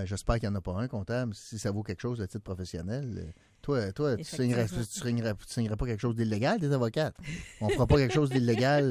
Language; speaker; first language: French; native; French